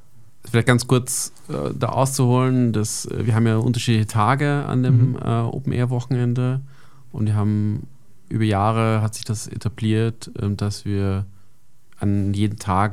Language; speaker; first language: German; native; German